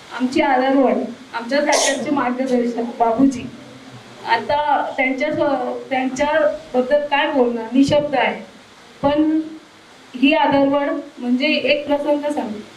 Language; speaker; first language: Marathi; native; Marathi